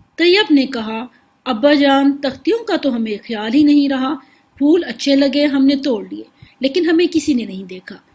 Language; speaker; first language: Urdu; native; Urdu